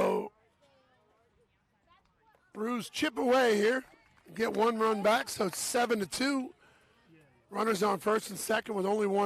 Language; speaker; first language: English; native; English